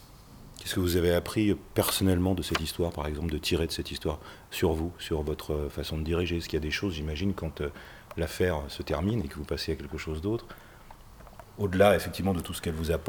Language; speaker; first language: French; native; French